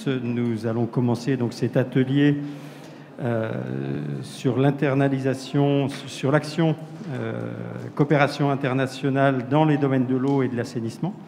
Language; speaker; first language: French; native; French